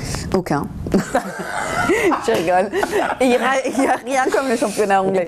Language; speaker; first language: French; non-native, fluent; English